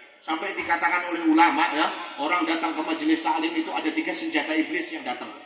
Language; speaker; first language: Indonesian; non-native, local second language; Javanese